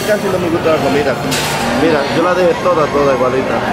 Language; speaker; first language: Spanish; early bilingual, heritage; English